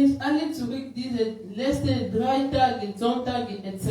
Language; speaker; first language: German; non-native, learner; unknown